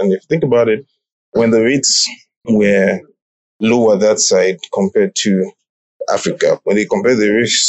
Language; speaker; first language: English; non-native, local second language; Yoruba